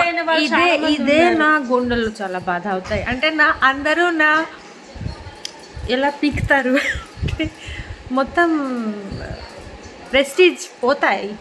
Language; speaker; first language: Telugu; non-native, fluent; Bangla